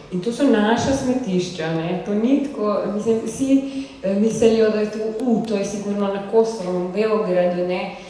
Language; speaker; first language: Slovenian; native; Slovenian